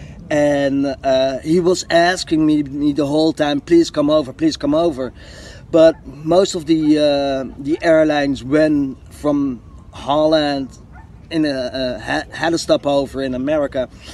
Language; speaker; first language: English; non-native, fluent; Dutch